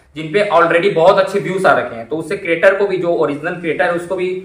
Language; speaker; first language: Hindi; native; Hindi